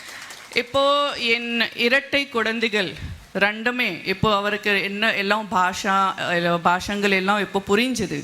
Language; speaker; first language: Tamil; non-native, local second language; Gujarati